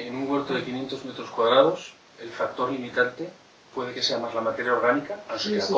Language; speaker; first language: Spanish; native; Spanish